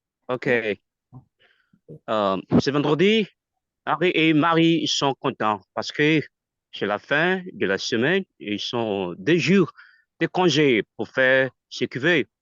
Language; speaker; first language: French; non-native, learner; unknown